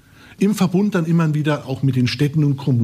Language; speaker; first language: German; native; German